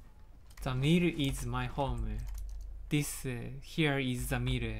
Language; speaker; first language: English; non-native, learner; Japanese